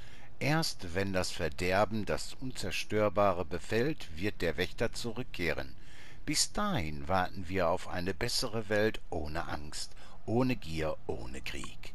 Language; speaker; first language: German; native; German